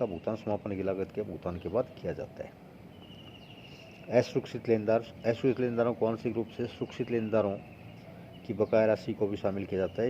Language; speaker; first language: Hindi; native; Hindi